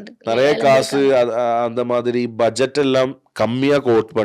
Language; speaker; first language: Tamil; non-native, learner; Malayalam